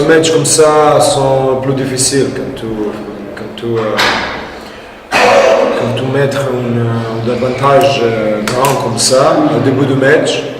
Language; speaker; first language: French; non-native, fluent; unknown